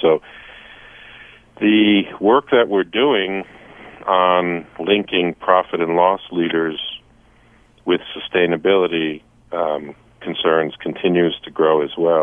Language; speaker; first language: English; native; English